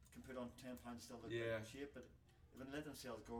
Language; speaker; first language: English; native; English